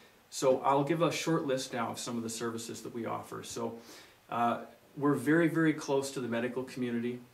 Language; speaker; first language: English; native; English